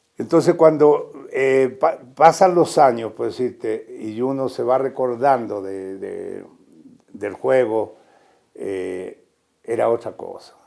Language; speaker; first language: Spanish; native; Spanish